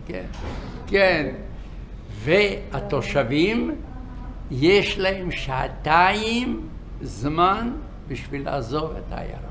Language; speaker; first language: Hebrew; non-native, fluent; Yiddish